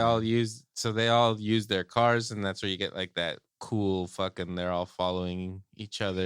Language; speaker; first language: English; native; English